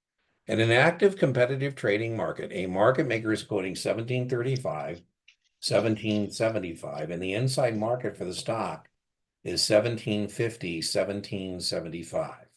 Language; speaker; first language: English; native; English